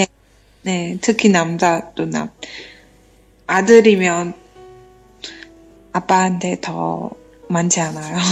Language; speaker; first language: Korean; non-native, learner; Chinese